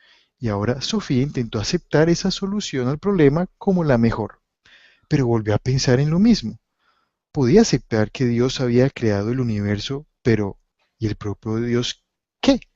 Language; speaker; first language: Spanish; native; Spanish